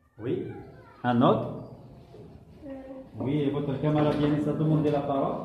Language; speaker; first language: French; non-native, local second language; Kabyle